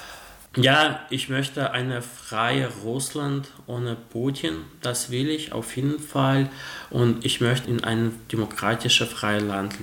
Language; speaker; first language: German; non-native, fluent; Russian